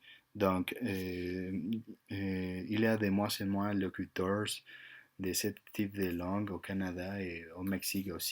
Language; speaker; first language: French; non-native, learner; Spanish